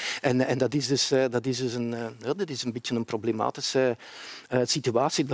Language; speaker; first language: Dutch; native; Dutch